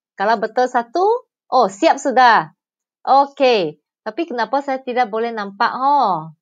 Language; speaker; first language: Malay; non-native, local second language; Chinese